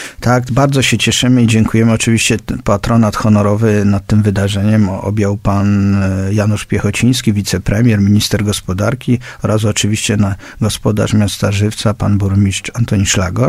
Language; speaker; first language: Polish; native; Polish